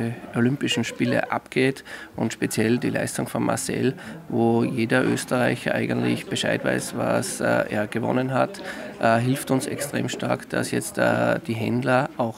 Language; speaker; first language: German; native; German